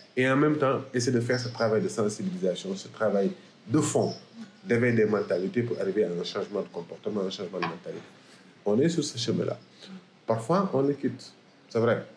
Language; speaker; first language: French; non-native, local second language; Wolof